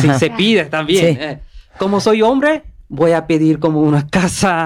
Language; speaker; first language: Spanish; non-native, learner; Bangla